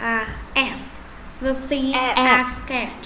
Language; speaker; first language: English; non-native, learner; Vietnamese